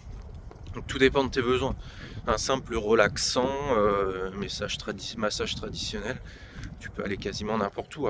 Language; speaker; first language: French; native; French